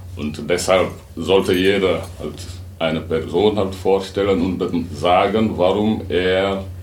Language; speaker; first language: German; non-native, fluent; Wolof